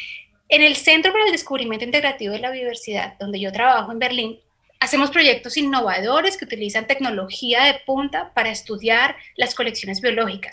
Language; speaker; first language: Spanish; native; Spanish